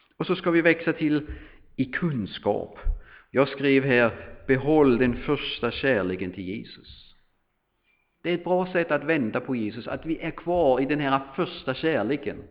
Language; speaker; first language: Swedish; non-native, fluent; German